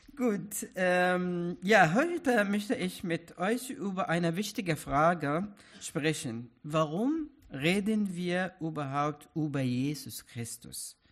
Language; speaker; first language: German; non-native, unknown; Arabic